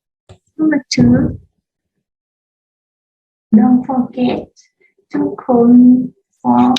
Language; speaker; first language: English; non-native, learner; Vietnamese